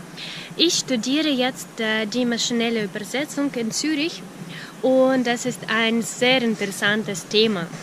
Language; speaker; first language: German; non-native, fluent; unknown